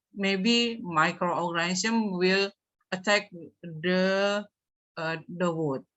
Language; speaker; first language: English; non-native, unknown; Indonesian